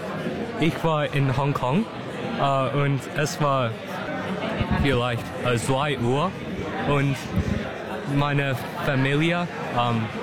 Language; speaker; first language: German; non-native, learner; Cantonese